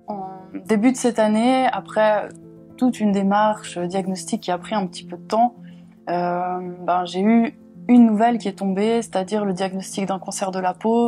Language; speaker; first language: French; native; French